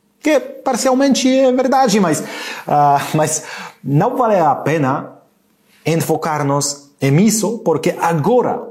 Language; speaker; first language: Portuguese; non-native, learner; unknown